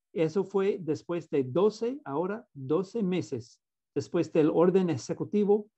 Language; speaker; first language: Spanish; non-native, fluent; English